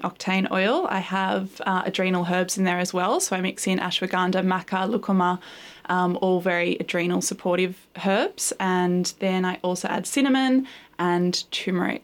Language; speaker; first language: English; native; English